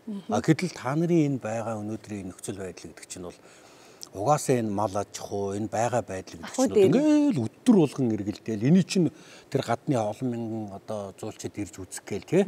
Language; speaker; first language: Mongolian; native; Mongolian